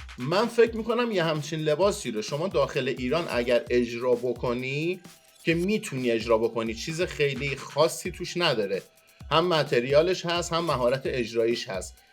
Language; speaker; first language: Persian; non-native, local second language; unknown